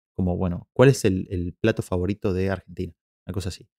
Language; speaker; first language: Spanish; native; Spanish